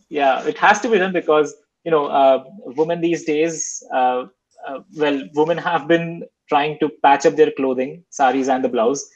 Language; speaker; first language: English; non-native, local second language; Hindi